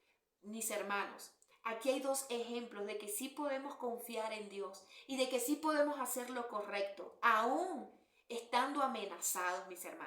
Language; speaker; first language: Spanish; native; Spanish